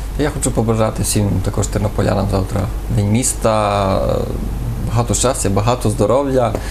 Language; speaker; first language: Ukrainian; early bilingual, heritage; Ukrainian